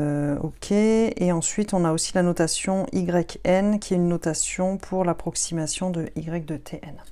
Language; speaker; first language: French; native; French